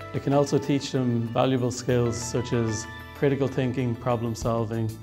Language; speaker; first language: English; native; English